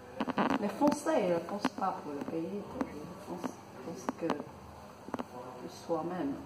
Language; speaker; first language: French; non-native, learner; Chinese